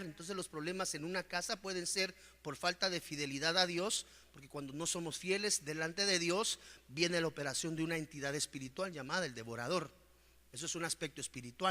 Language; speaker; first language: Spanish; native; Spanish